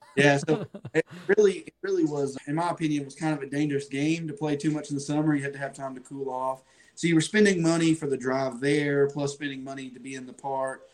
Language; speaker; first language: English; native; English